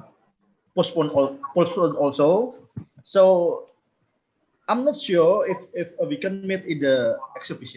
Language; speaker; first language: English; non-native, learner; Indonesian